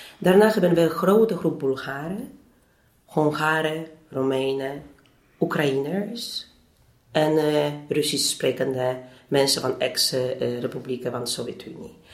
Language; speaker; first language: Dutch; non-native, fluent; Polish